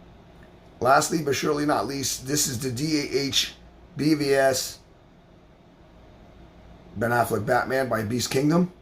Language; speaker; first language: English; native; English